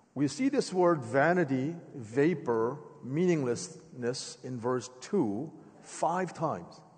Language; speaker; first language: English; native; English